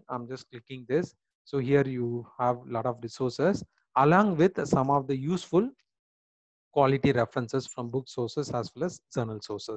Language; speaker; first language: English; non-native, local second language; Tamil